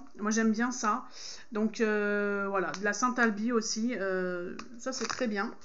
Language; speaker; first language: French; native; French